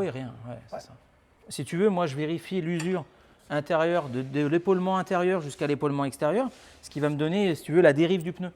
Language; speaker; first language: French; native; French